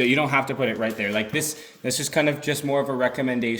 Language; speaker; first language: English; native; English